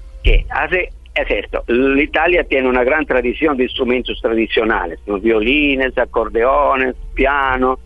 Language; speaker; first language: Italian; non-native, fluent; Spanish